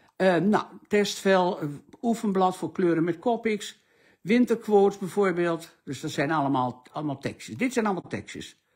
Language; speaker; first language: Dutch; native; Dutch